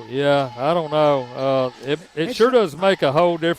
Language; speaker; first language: English; native; English